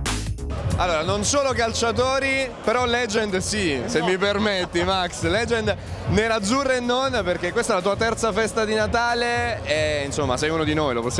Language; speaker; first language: Italian; native; Italian